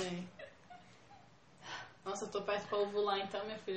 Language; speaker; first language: Portuguese; native; Portuguese